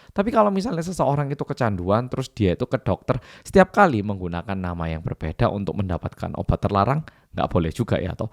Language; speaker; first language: Indonesian; early bilingual, other home language; Korean